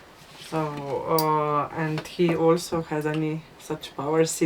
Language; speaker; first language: English; non-native, fluent; Slovenian